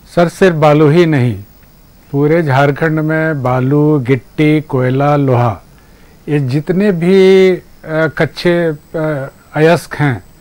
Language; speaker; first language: Hindi; native; Hindi